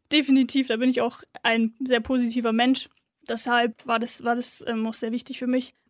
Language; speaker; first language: German; native; German